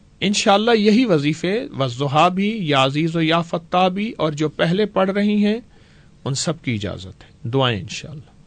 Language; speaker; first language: Urdu; non-native, local second language; Punjabi